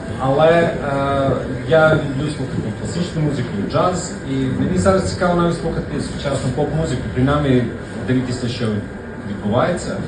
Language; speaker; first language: Ukrainian; non-native, fluent; Serbian